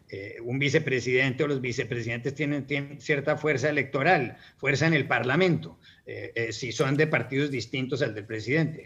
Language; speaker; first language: Spanish; native; Spanish